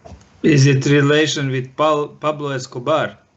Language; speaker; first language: English; non-native, learner; Serbian